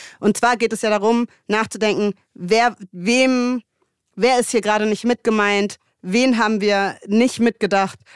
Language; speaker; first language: German; native; German